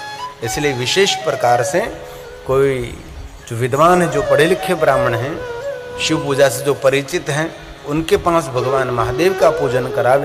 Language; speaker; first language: Hindi; non-native, local second language; Gujarati